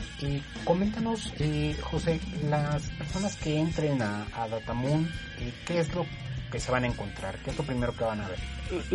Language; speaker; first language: Spanish; native; Spanish